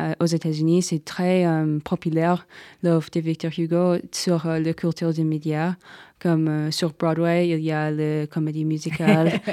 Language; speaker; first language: French; non-native, learner; English